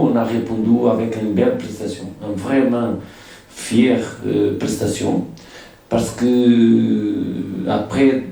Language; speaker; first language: French; non-native, fluent; Portuguese